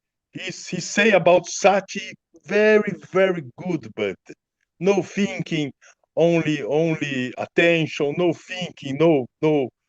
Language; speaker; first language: English; non-native, learner; Portuguese